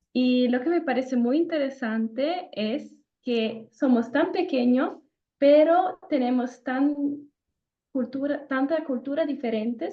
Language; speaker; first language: Spanish; non-native, fluent; Italian